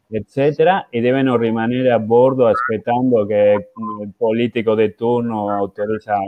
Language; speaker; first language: Italian; non-native, fluent; Spanish